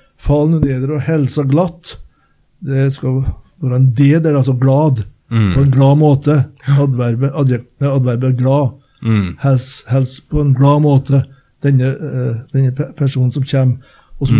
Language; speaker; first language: Norwegian; native; Norwegian